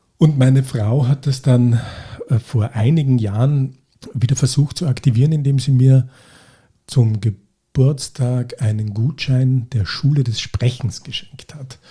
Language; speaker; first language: German; native; German